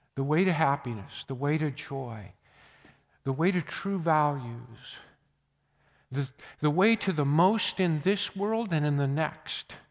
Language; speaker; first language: English; native; English